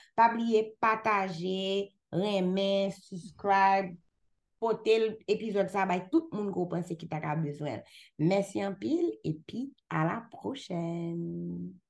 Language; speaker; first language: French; non-native, local second language; Haitian Creole